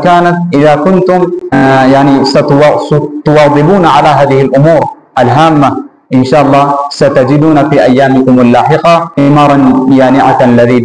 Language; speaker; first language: Arabic; non-native, fluent; Urdu